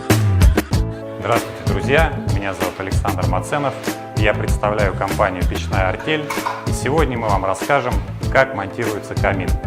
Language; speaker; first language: Russian; native; Russian